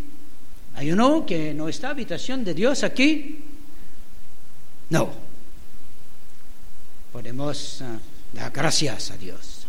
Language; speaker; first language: Spanish; non-native, fluent; French